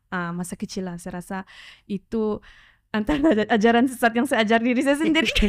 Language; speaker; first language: Malay; non-native, local second language; Chinese